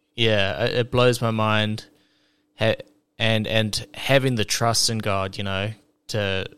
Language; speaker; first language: English; native; English